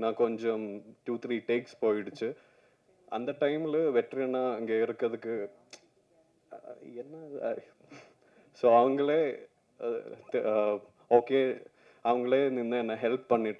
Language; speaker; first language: Tamil; non-native, learner; Malayalam